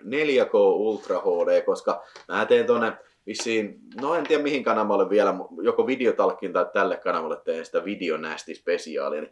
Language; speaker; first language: Finnish; native; Finnish